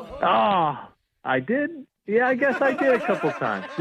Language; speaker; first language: English; native; English